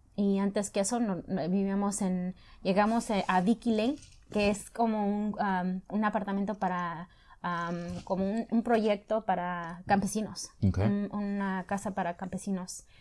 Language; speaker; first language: Spanish; early bilingual, other home language; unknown